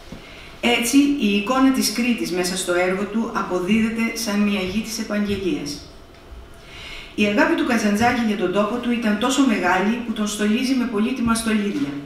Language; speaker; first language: Greek; native; Greek